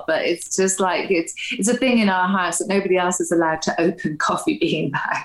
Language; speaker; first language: English; native; English